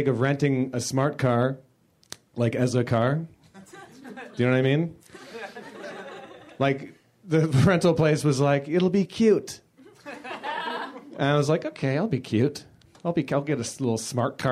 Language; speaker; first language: English; native; English